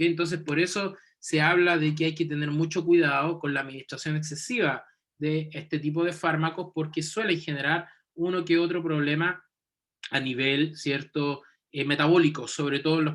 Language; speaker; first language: Spanish; native; Spanish